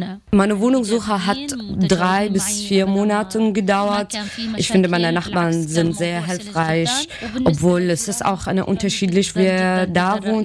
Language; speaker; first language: German; non-native, learner; Arabic